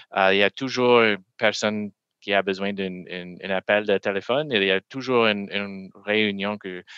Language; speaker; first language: French; non-native, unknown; English